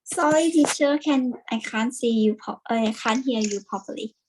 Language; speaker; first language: English; non-native, learner; Thai